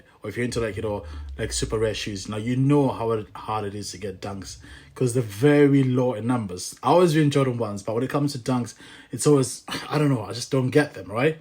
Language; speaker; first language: English; native; English